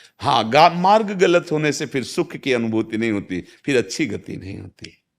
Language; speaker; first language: Hindi; native; Hindi